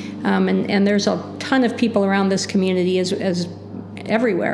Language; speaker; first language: English; native; English